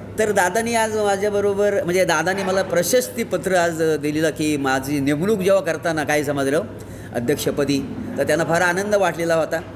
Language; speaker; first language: Marathi; native; Marathi